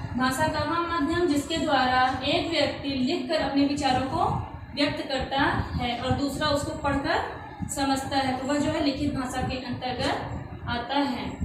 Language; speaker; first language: Hindi; native; Hindi